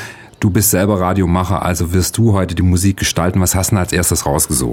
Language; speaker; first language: German; native; German